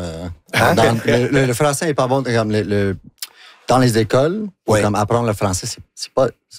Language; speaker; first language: French; non-native, local second language; English